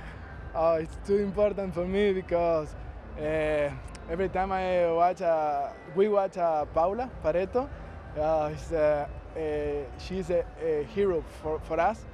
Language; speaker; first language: English; non-native, learner; Spanish